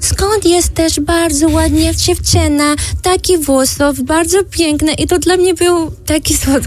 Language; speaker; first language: Polish; non-native, learner; Arabic